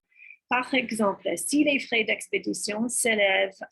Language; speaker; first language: French; non-native, fluent; English